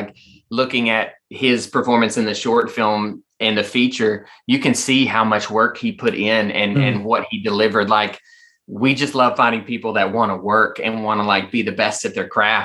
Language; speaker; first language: English; native; English